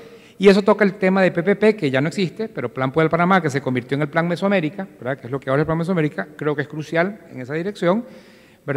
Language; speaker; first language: Spanish; native; Spanish